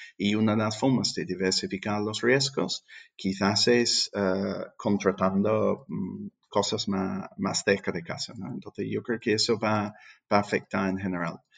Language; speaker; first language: Spanish; non-native, fluent; English